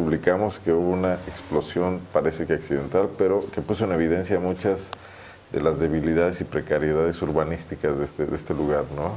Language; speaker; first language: Spanish; native; Spanish